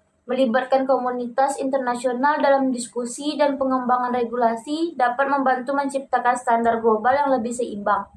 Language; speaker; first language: Indonesian; native; Indonesian